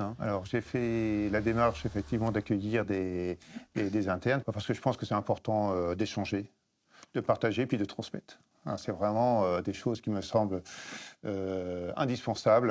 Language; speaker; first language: French; native; French